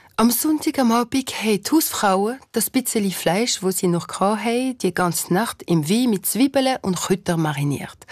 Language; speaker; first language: German; non-native, local second language; Swiss German